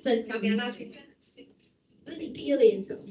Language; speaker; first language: Chinese; native; Chinese